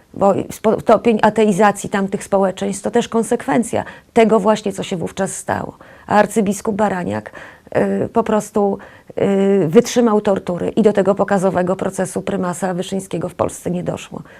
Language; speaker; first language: Polish; native; Polish